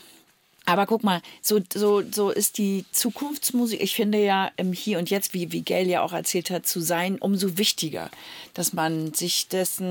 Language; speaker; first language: German; native; German